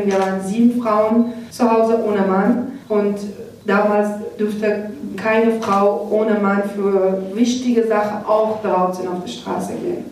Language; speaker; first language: German; non-native, learner; Persian